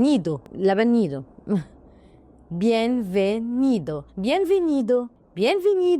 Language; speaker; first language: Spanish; non-native, learner; Arabic